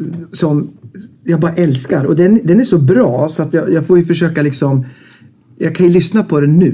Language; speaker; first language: Swedish; native; Swedish